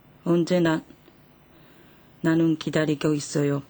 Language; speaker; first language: Korean; non-native, fluent; Japanese